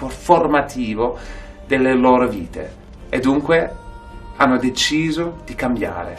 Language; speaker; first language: Italian; non-native, fluent; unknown